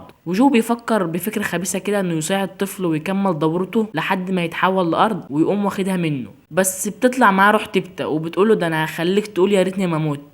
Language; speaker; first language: Arabic; native; Arabic